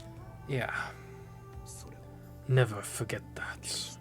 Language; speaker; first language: English; native; English